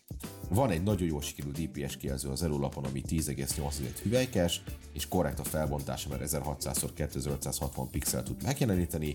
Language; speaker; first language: Hungarian; native; Hungarian